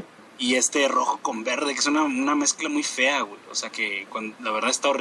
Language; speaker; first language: Spanish; native; Spanish